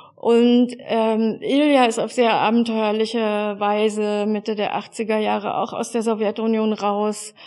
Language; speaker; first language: German; native; German